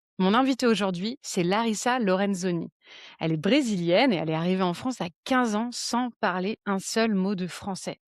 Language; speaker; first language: French; native; French